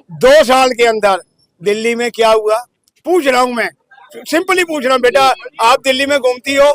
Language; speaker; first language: Hindi; native; Hindi